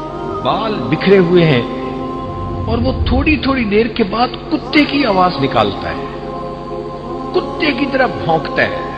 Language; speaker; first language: Urdu; native; Urdu